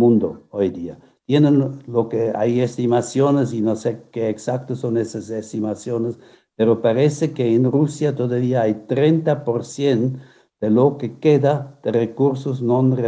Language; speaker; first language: Spanish; non-native, fluent; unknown